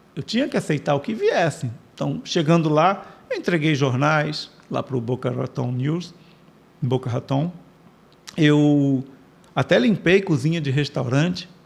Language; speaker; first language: Portuguese; native; Portuguese